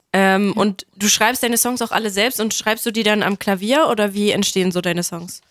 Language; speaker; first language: German; native; German